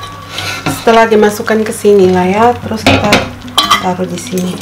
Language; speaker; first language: Indonesian; native; Indonesian